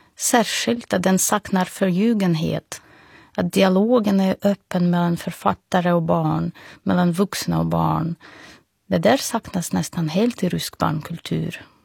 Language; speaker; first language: Swedish; non-native, fluent; Russian